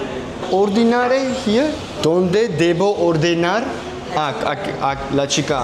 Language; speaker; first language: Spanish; non-native, learner; Georgian